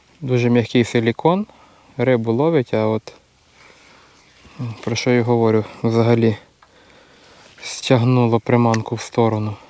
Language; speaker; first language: Ukrainian; native; Ukrainian